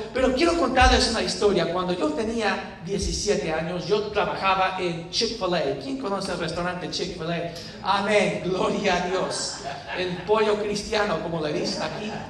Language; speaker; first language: Spanish; non-native, fluent; English